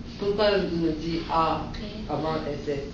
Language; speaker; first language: French; non-native, learner; Spanish